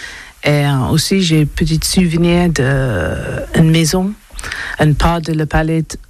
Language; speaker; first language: French; non-native, learner; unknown